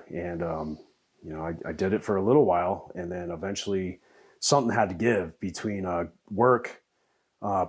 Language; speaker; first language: English; native; English